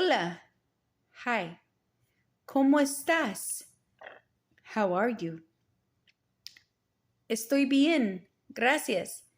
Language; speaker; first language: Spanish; non-native, learner; English